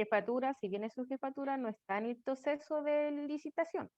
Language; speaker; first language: Spanish; native; Spanish